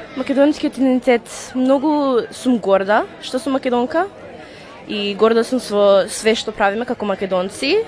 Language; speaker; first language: Macedonian; early bilingual, other home language; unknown